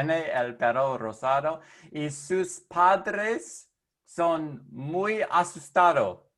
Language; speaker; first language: Spanish; non-native, learner; English